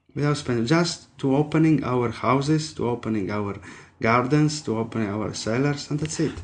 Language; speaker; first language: English; non-native, fluent; Italian